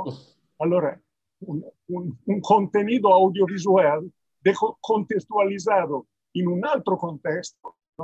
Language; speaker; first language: Spanish; non-native, fluent; Italian